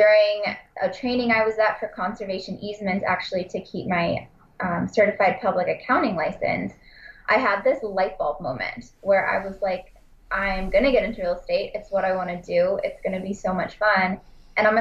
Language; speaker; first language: English; native; English